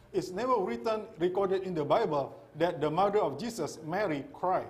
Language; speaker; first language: English; non-native, fluent; Indonesian